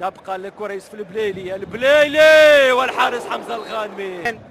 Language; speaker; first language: Arabic; native; Arabic